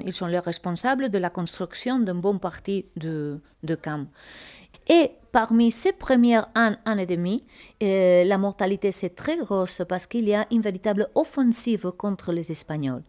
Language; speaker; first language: French; non-native, fluent; Spanish